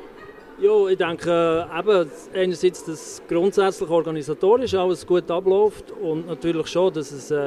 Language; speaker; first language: German; native; German